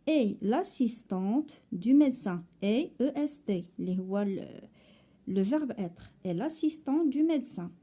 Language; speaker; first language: French; non-native, local second language; Arabic